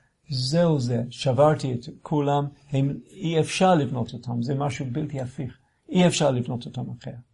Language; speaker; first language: Hebrew; non-native, fluent; English